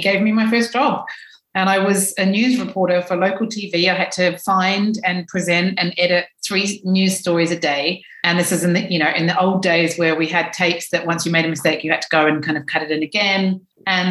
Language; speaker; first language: English; native; English